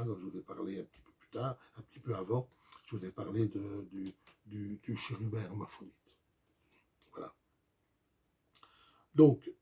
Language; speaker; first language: French; native; French